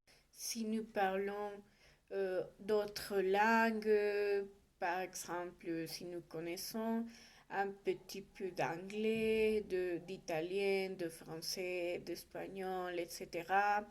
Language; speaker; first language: French; non-native, learner; Spanish